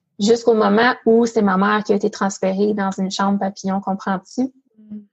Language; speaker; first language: French; native; French